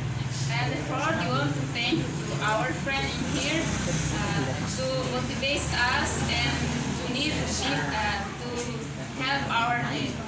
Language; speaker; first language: English; non-native, learner; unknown